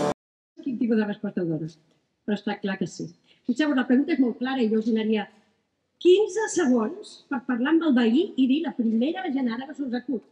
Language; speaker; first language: Catalan; native; Catalan